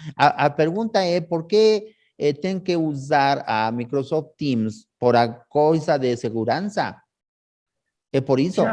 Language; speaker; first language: Portuguese; non-native, learner; Spanish